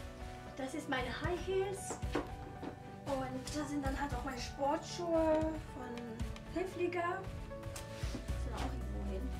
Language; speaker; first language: German; non-native, fluent; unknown